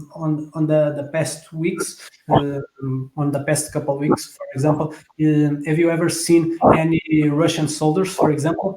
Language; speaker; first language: English; non-native, fluent; Portuguese